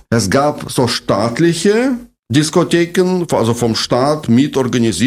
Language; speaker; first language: German; non-native, fluent; Russian